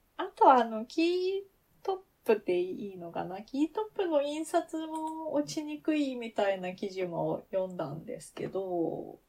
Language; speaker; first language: Japanese; native; Japanese